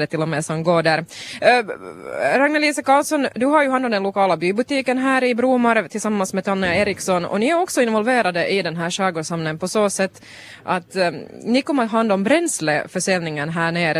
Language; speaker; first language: Swedish; native; Swedish